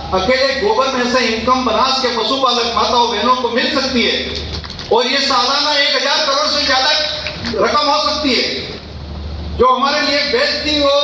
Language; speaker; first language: Hindi; non-native, local second language; Gujarati